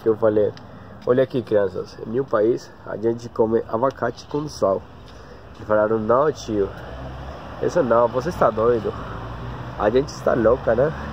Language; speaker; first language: Portuguese; non-native, learner; Spanish